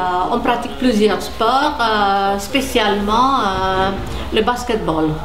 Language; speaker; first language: French; non-native, fluent; Romanian